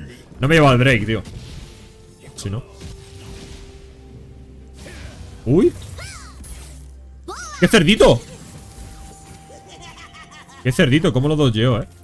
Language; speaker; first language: Spanish; native; Spanish